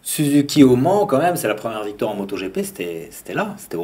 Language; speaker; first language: French; native; French